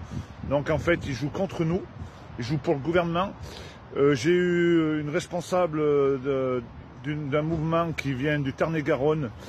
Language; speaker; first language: French; native; French